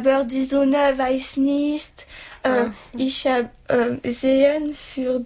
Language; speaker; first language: German; non-native, learner; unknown